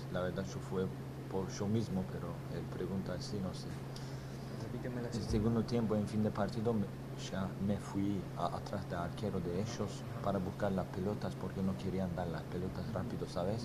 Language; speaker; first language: Spanish; non-native, learner; Turkish